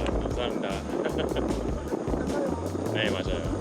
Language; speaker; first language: Korean; non-native, learner; English